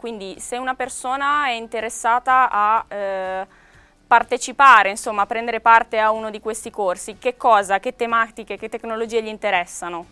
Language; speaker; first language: Italian; native; Italian